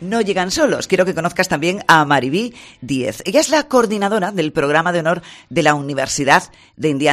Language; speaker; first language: Spanish; native; Spanish